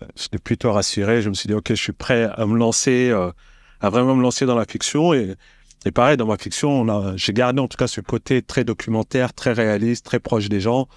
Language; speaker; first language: French; native; French